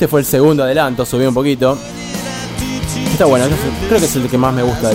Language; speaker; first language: Spanish; native; Spanish